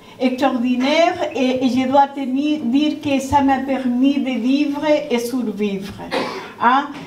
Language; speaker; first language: French; non-native, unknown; Spanish